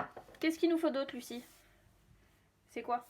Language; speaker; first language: French; native; French